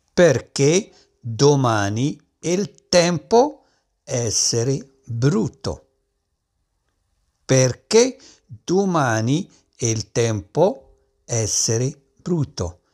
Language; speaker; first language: Italian; non-native, fluent; Arabic